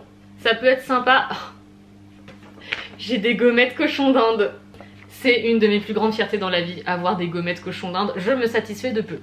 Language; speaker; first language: French; native; French